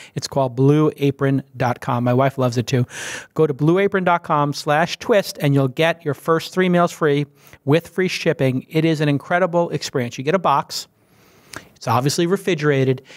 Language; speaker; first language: English; native; English